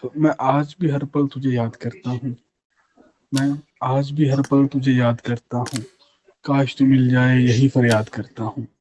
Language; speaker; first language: Urdu; non-native, local second language; Punjabi